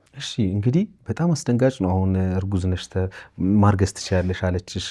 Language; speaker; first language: Amharic; native; Amharic